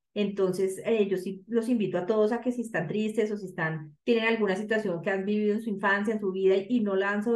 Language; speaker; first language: Spanish; native; Spanish